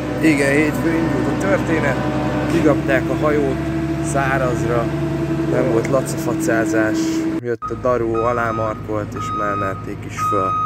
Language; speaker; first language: Hungarian; native; Hungarian